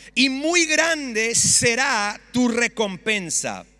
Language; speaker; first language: Spanish; early bilingual, other home language; English